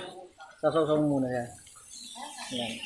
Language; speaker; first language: Filipino; native; Filipino